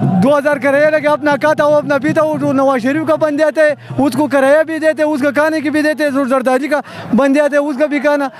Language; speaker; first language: Urdu; non-native, local second language; Pashto